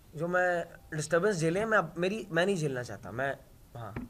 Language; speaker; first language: Hindi; native; Hindi